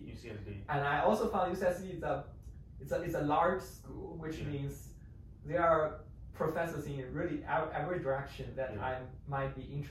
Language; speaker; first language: English; non-native, fluent; Chinese